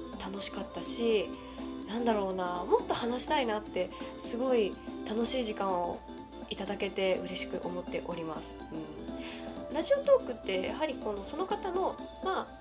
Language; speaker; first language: Japanese; native; Japanese